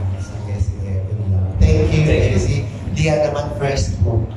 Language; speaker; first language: Filipino; native; Filipino